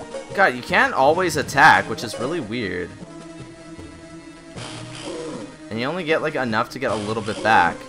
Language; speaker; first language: English; native; English